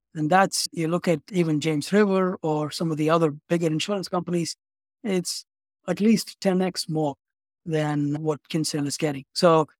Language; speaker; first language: English; non-native, local second language; Tamil